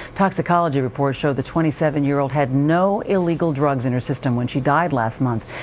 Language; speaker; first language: English; native; English